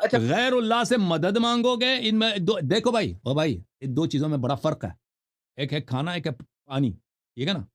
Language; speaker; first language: Urdu; non-native, fluent; Persian